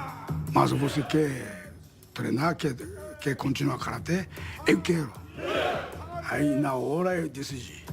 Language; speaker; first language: Portuguese; non-native, learner; Japanese